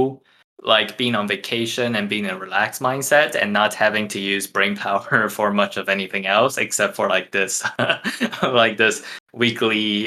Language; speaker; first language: English; non-native, fluent; Chinese